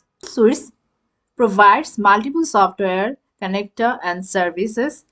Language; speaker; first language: English; non-native, fluent; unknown